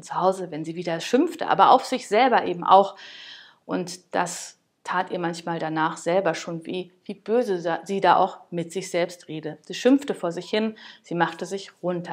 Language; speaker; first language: German; native; German